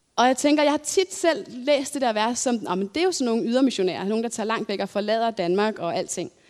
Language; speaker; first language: Danish; native; Danish